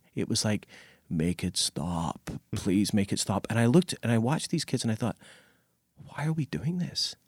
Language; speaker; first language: English; native; English